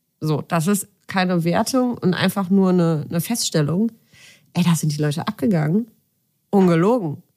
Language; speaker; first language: German; native; German